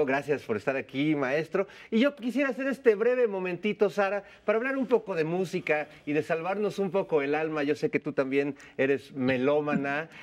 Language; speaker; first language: Spanish; native; Spanish